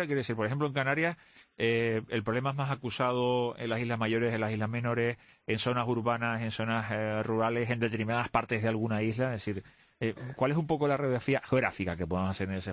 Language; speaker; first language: Spanish; native; Spanish